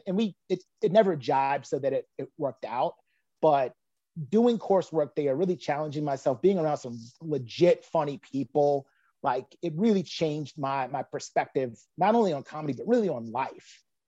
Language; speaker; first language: English; native; English